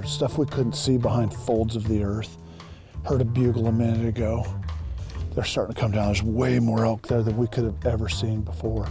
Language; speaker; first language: English; native; English